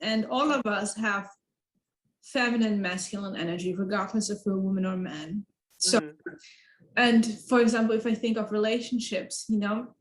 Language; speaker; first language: English; non-native, fluent; German